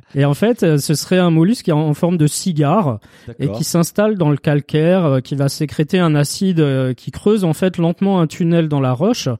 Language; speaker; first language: French; native; French